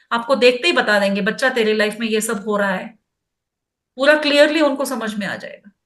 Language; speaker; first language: Hindi; non-native, local second language; Kannada